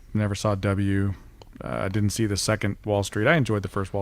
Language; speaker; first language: English; native; English